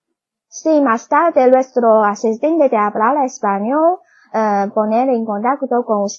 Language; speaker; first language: Spanish; non-native, learner; Chinese